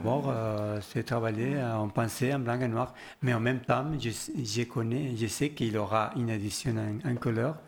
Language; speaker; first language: French; non-native, learner; Spanish